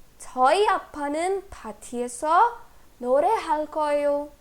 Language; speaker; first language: Korean; non-native, fluent; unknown